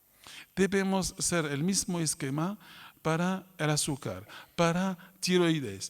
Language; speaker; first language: Spanish; non-native, fluent; French